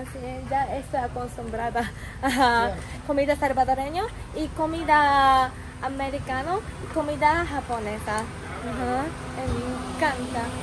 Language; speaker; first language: Spanish; non-native, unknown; Japanese